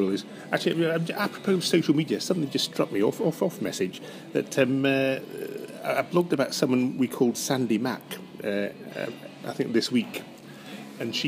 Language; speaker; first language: English; native; English